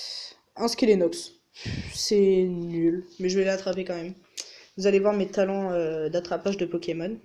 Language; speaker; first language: French; native; French